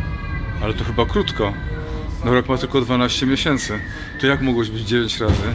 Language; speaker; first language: Polish; native; Polish